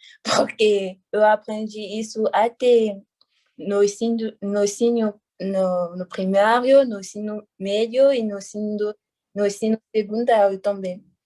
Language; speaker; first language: Portuguese; non-native, fluent; French